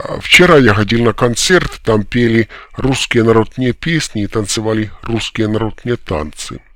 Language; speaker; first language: Russian; non-native, learner; Finnish